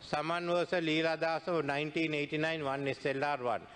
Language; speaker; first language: English; non-native, local second language; Sinhala